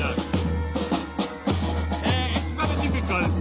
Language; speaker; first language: English; non-native, fluent; Arabic